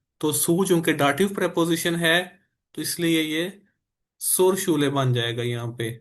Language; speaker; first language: Urdu; native; Urdu